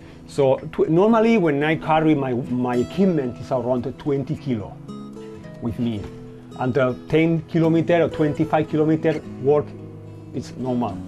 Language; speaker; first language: English; non-native, learner; Spanish